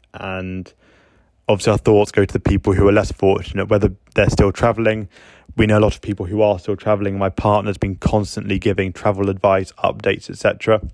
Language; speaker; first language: English; native; English